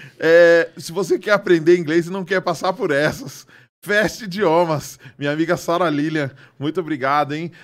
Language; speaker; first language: Portuguese; native; Portuguese